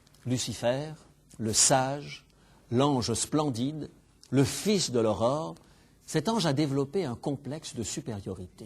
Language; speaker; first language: French; native; French